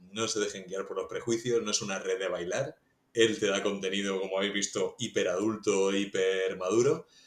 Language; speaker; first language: Spanish; native; Spanish